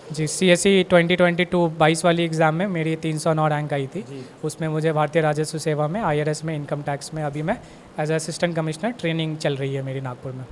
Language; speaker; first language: Hindi; native; Hindi